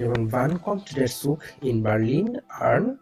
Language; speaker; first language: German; non-native, fluent; Bangla